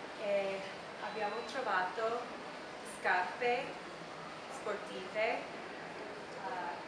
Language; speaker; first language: Italian; non-native, learner; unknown